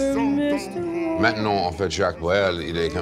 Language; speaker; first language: French; non-native, fluent; English